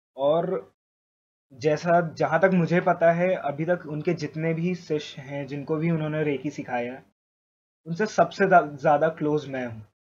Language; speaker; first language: Hindi; native; Hindi